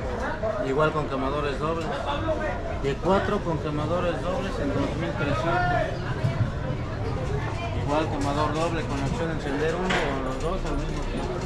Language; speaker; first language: Spanish; native; Spanish